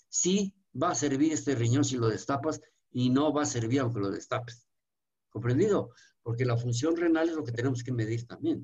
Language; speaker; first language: Spanish; native; Spanish